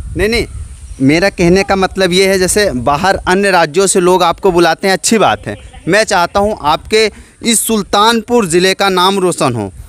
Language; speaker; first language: Hindi; native; Hindi